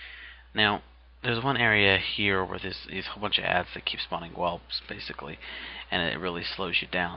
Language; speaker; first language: English; native; English